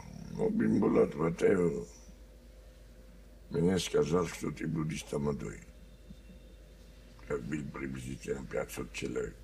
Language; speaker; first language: Russian; non-native, learner; Georgian